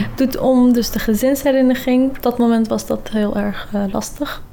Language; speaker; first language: Dutch; early bilingual, other home language; Kurdish